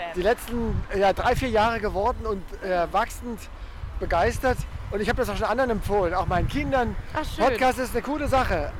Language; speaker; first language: German; native; German